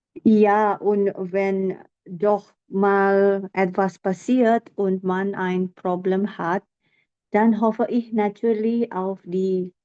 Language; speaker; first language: German; non-native, learner; Indonesian